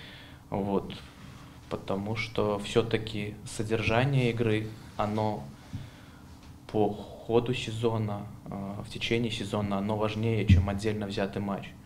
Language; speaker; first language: Russian; native; Russian